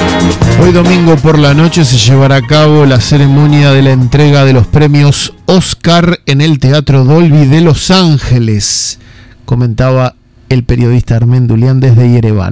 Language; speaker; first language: Spanish; native; Spanish